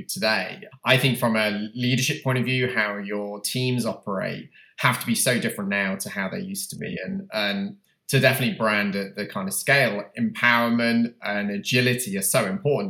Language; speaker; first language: English; native; English